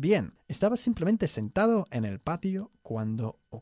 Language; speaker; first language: Spanish; non-native, fluent; English